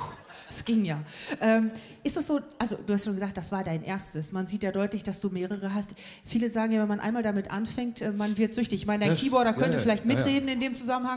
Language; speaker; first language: German; native; German